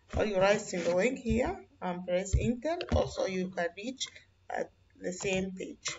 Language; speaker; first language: English; non-native, fluent; Arabic